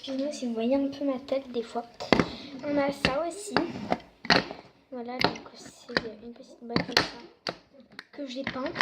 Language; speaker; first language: French; native; French